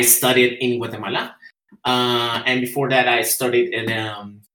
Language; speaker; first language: English; non-native, fluent; Spanish